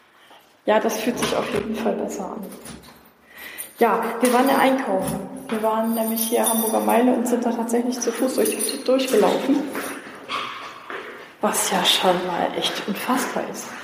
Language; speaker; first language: German; native; German